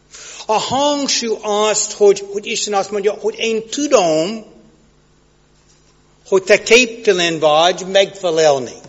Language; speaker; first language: Hungarian; non-native, fluent; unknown